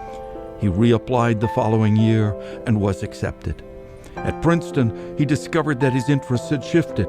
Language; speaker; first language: English; native; English